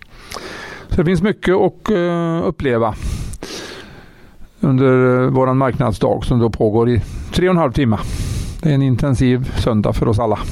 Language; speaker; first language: Swedish; native; Swedish